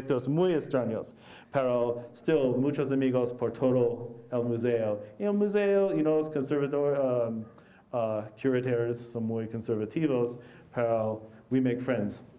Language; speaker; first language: Spanish; non-native, learner; English